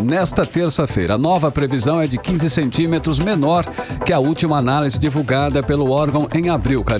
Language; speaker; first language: Portuguese; native; Portuguese